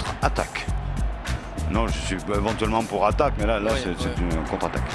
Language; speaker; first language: French; native; French